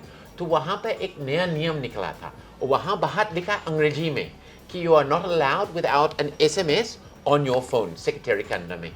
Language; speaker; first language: Hindi; non-native, fluent; English